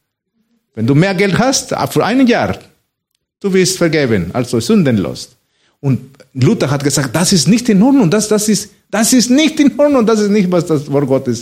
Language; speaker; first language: German; non-native, fluent; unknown